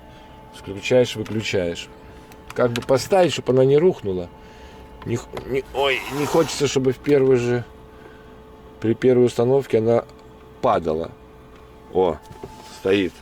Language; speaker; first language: Russian; native; Russian